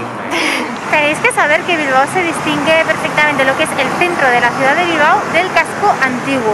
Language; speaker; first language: Spanish; native; Spanish